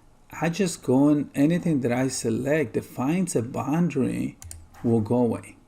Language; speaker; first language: English; native; English